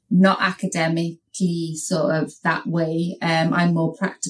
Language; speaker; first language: English; native; English